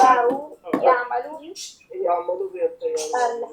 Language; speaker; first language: Arabic; non-native, learner; Urdu